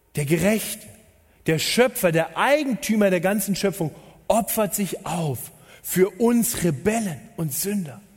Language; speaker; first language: German; native; German